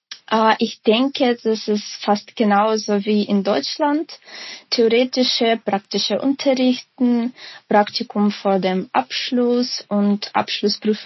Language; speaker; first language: German; non-native, fluent; Ukrainian